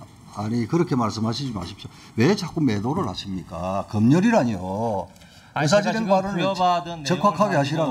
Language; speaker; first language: Korean; native; Korean